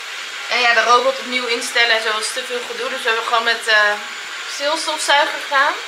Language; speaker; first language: Dutch; native; Dutch